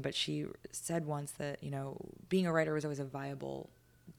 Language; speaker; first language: English; native; English